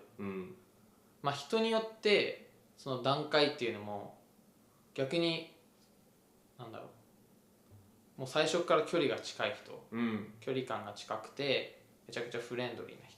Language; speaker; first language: Japanese; native; Japanese